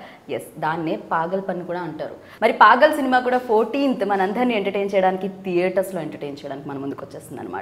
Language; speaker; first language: Telugu; native; Telugu